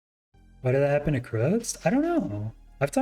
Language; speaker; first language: English; native; English